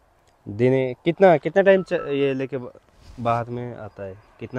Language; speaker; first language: Hindi; non-native, learner; Bangla